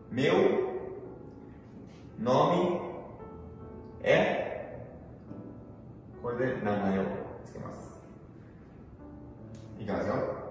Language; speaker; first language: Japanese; non-native, fluent; Portuguese